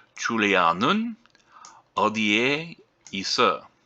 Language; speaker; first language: Korean; non-native, learner; English